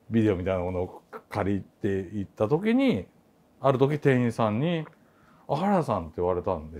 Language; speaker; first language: Japanese; native; Japanese